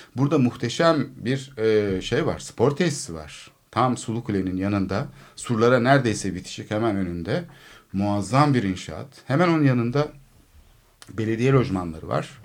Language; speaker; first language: Turkish; native; Turkish